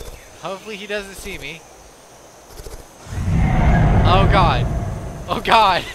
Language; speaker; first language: English; native; English